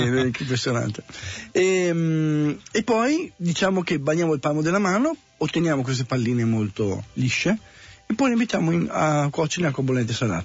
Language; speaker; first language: Italian; native; Italian